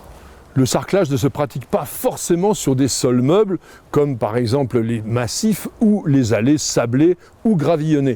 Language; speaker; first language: French; native; French